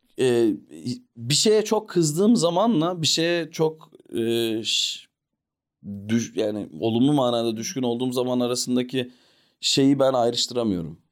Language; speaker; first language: Turkish; early bilingual, heritage; Turkish